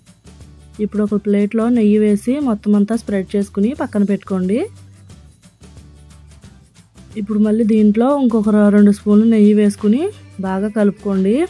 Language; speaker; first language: Telugu; native; Telugu